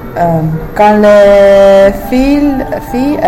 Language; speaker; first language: French; non-native, fluent; English